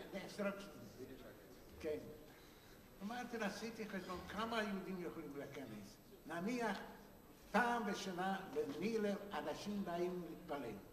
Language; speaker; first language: Hebrew; non-native, fluent; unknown